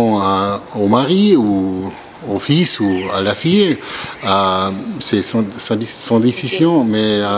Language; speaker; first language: French; non-native, learner; German